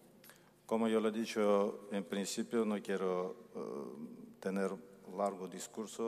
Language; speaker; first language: Spanish; non-native, learner; Azerbaijani